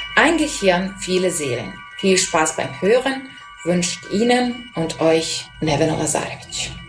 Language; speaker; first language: German; non-native, fluent; Serbian